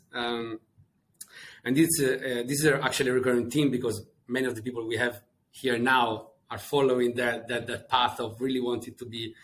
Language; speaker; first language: English; non-native, fluent; Italian